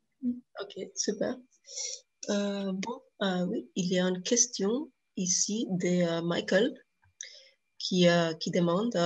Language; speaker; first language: French; non-native, fluent; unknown